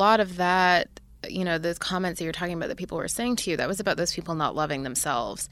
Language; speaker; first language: English; native; English